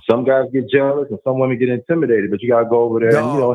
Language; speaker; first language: English; native; English